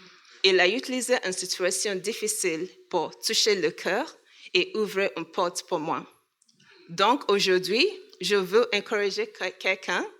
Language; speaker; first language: French; non-native, learner; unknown